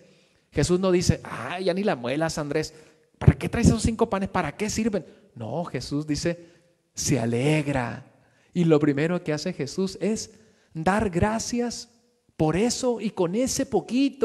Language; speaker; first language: Spanish; native; Spanish